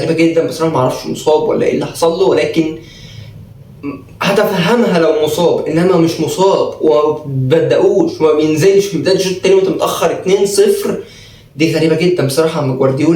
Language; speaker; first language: Arabic; native; Arabic